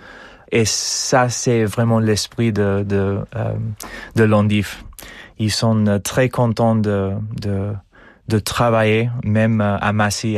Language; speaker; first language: French; non-native, fluent; English